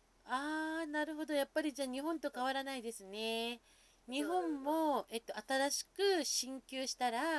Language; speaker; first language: Japanese; native; Japanese